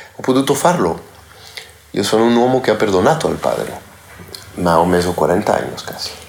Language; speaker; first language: Italian; non-native, learner; Spanish